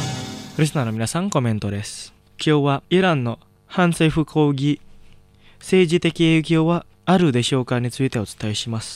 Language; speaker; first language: Japanese; non-native, fluent; Indonesian